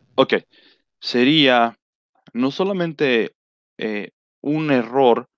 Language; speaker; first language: Spanish; early bilingual, heritage; Spanish